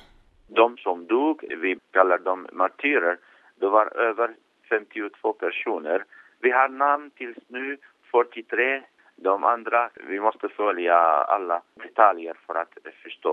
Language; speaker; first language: Swedish; non-native, fluent; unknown